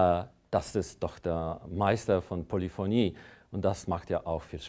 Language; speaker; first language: German; non-native, fluent; Polish